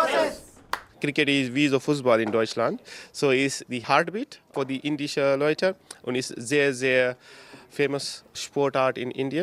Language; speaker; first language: German; non-native, learner; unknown